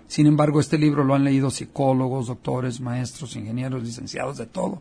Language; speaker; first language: Spanish; early bilingual, heritage; Spanish